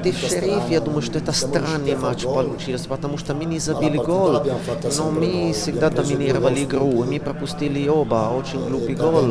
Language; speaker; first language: Russian; non-native, learner; Italian